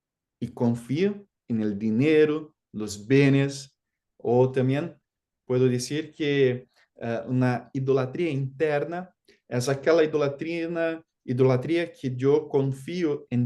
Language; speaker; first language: Spanish; non-native, fluent; Portuguese